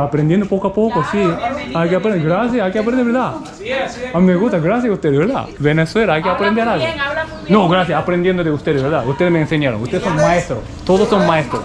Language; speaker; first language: Spanish; non-native, learner; Japanese